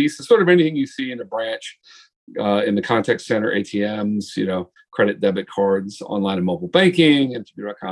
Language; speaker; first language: English; native; English